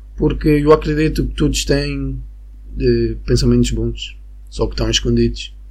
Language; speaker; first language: Portuguese; non-native, fluent; Spanish